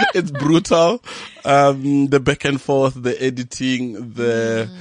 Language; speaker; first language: English; non-native, local second language; Venda